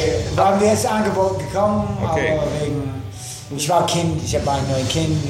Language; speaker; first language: German; non-native, learner; English